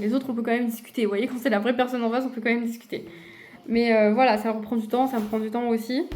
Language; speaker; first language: French; native; French